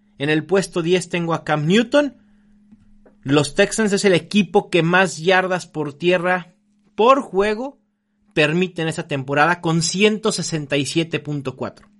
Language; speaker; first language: Spanish; native; Spanish